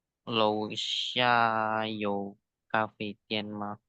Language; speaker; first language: Chinese; non-native, learner; Indonesian